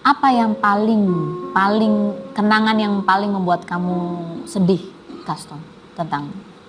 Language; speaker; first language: Indonesian; native; Indonesian